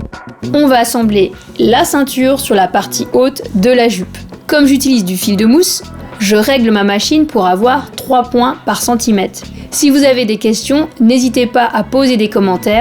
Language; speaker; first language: French; native; French